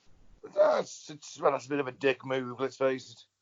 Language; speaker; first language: English; native; English